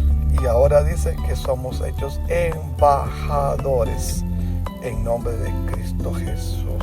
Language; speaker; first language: Spanish; native; Spanish